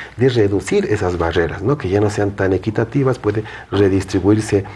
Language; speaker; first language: Spanish; native; Spanish